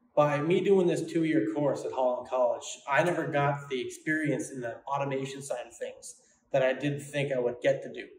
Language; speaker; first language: English; native; English